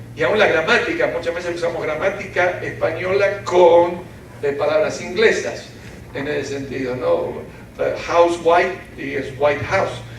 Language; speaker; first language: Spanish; early bilingual, other home language; Ukrainian